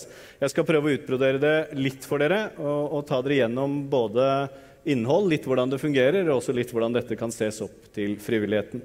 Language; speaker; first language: Norwegian; native; Norwegian